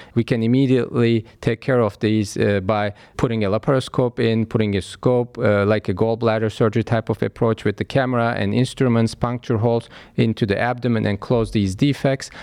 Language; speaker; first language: English; non-native, fluent; Turkish